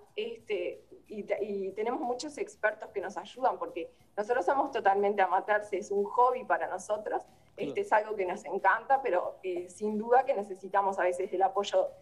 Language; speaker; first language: Spanish; native; Spanish